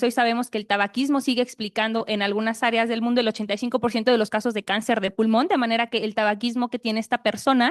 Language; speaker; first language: Spanish; native; Spanish